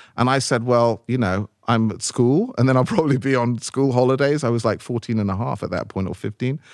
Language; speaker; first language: English; native; English